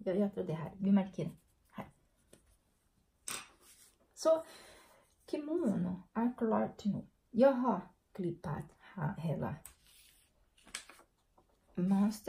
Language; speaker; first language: Swedish; non-native, learner; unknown